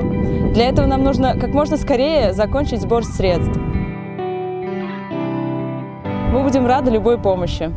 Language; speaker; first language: Russian; native; Russian